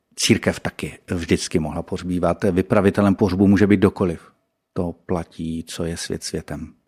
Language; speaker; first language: Czech; native; Czech